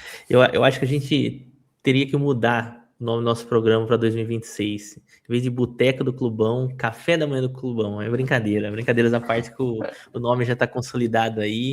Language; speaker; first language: Portuguese; native; Portuguese